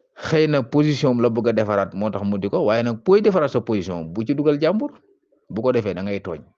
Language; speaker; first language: Wolof; non-native, local second language; Serer